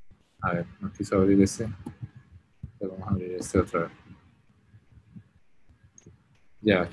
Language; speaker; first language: Spanish; native; Spanish